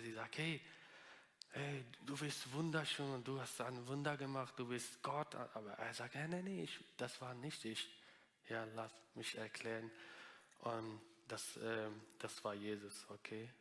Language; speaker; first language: German; non-native, learner; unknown